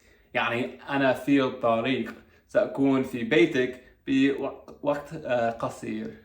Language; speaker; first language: Arabic; non-native, fluent; English